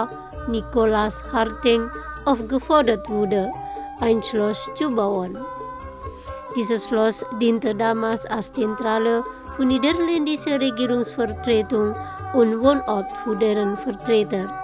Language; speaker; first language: German; non-native, fluent; Indonesian